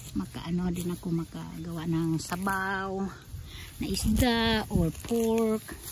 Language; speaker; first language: Filipino; non-native, local second language; Cebuano